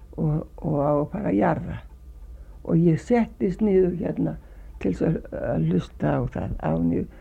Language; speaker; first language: Icelandic; native; Icelandic